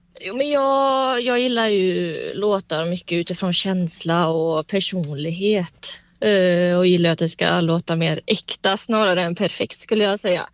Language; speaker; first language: Swedish; native; Swedish